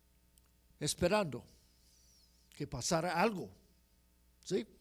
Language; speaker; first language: Spanish; non-native, fluent; English